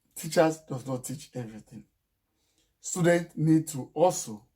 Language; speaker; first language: English; non-native, local second language; Yoruba